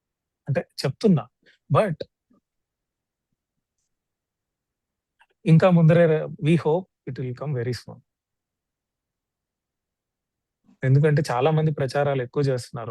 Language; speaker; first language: Telugu; native; Telugu